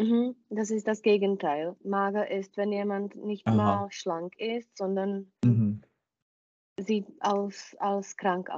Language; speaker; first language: German; non-native, fluent; Czech